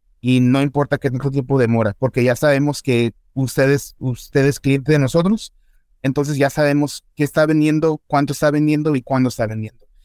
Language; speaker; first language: Spanish; early bilingual, heritage; Spanish